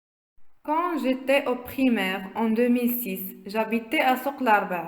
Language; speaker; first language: French; non-native, learner; Arabic